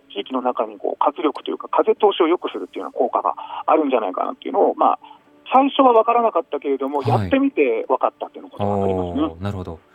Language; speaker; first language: Japanese; native; Japanese